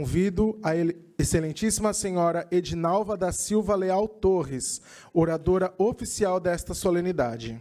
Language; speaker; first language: Portuguese; native; Portuguese